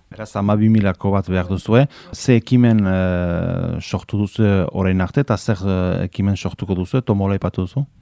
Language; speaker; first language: Basque; native; Basque